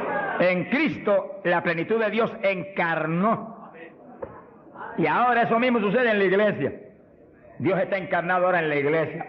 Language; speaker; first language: Spanish; native; Spanish